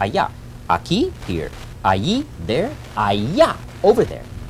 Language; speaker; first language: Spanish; non-native, fluent; English